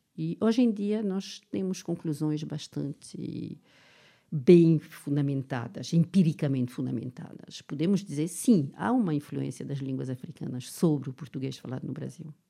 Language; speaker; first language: Portuguese; non-native, fluent; French